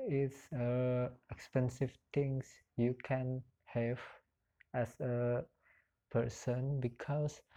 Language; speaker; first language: English; non-native, learner; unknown